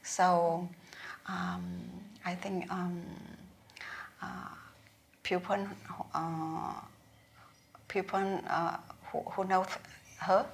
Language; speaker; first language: English; non-native, learner; Vietnamese